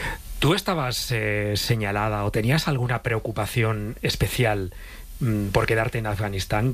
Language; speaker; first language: Spanish; native; Spanish